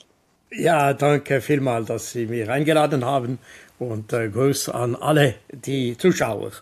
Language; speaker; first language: German; non-native, local second language; French